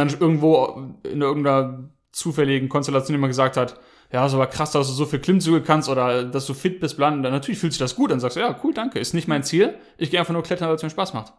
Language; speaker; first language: German; native; German